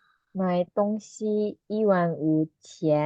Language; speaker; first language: Chinese; non-native, learner; Indonesian